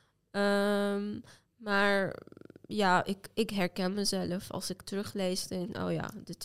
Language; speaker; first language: Dutch; non-native, fluent; Azerbaijani